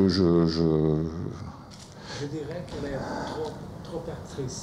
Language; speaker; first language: French; non-native, fluent; Portuguese